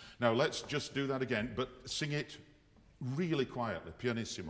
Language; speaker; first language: English; native; English